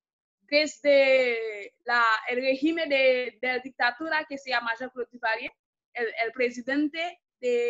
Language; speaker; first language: Spanish; non-native, fluent; Haitian Creole